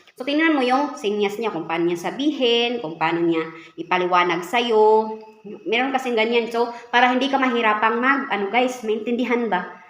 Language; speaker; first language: Filipino; native; Filipino